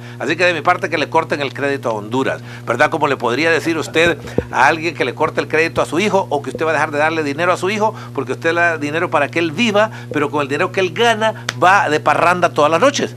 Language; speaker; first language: Spanish; native; Spanish